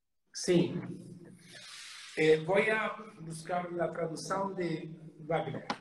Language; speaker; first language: Portuguese; non-native, learner; Italian